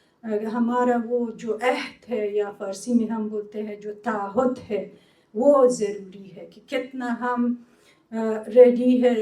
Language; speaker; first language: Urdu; non-native, fluent; Persian